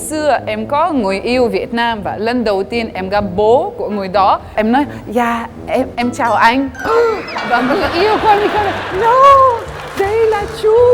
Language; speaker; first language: Vietnamese; non-native, fluent; French